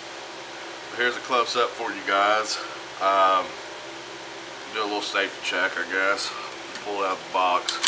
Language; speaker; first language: English; native; English